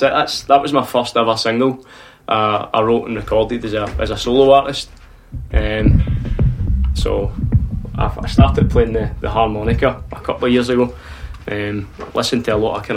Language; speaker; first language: English; native; English